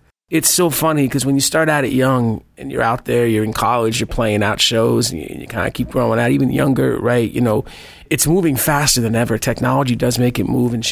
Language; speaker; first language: English; native; English